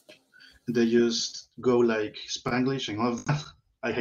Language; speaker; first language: English; non-native, learner; Spanish